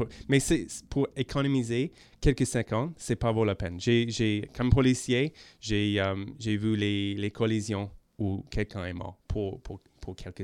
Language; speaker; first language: French; non-native, local second language; English